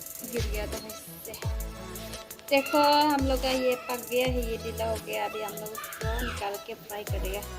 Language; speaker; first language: Hindi; non-native, local second language; Bodo